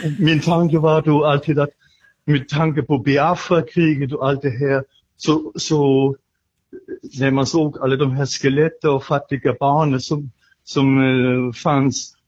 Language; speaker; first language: Swedish; non-native, fluent; German